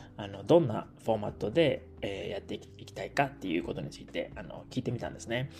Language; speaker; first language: Japanese; native; Japanese